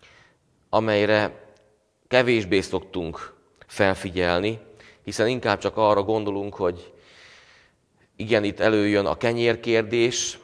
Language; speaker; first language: Hungarian; native; Hungarian